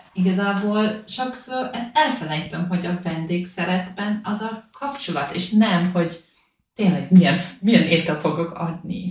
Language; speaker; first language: Hungarian; non-native, learner; English